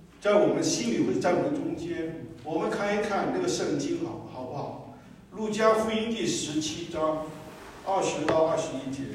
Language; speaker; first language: Chinese; non-native, local second language; Cantonese